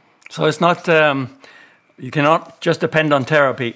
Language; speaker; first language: English; non-native, fluent; Norwegian